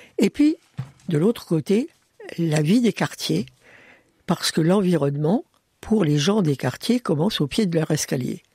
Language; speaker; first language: French; early bilingual, other home language; Hungarian